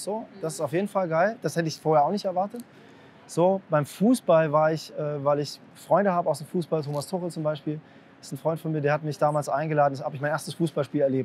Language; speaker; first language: German; native; German